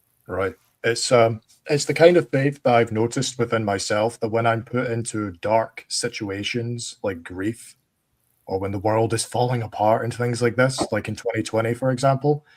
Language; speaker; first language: English; native; English